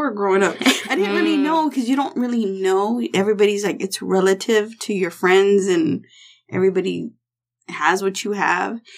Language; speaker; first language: English; native; English